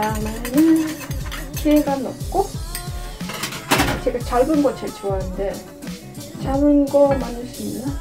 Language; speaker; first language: Korean; non-native, learner; Dutch